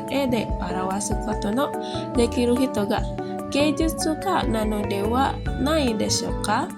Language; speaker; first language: Japanese; non-native, learner; Indonesian